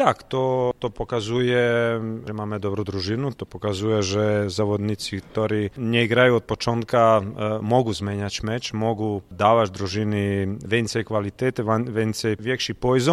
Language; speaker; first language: Polish; non-native, learner; Croatian